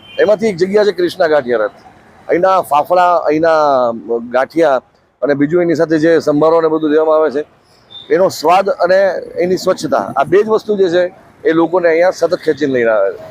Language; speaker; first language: Gujarati; native; Gujarati